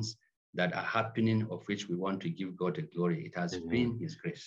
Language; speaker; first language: English; non-native, local second language; Hausa